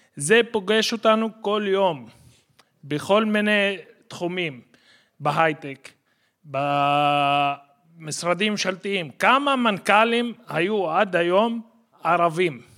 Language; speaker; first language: Hebrew; non-native, local second language; Arabic